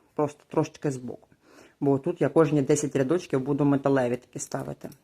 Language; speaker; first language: Ukrainian; non-native, local second language; Russian